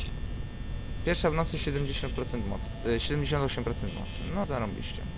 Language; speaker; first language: Polish; native; Polish